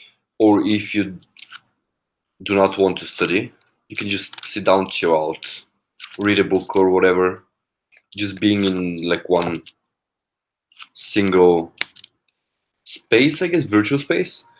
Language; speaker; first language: English; non-native, fluent; Korean